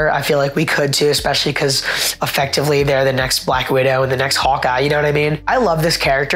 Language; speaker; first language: English; native; English